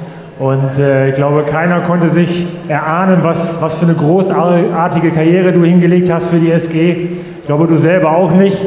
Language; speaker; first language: German; native; German